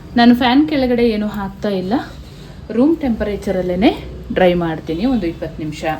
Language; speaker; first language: Kannada; native; Kannada